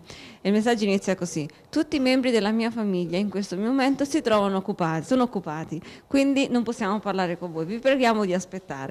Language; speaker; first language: Italian; native; Italian